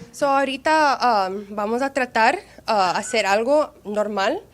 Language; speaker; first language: Spanish; early bilingual, heritage; Spanish